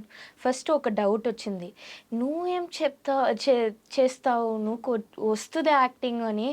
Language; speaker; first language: Telugu; non-native, learner; Tamil